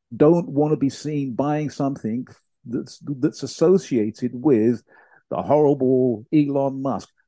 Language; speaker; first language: English; native; English